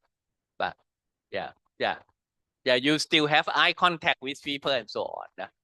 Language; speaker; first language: English; non-native, learner; Thai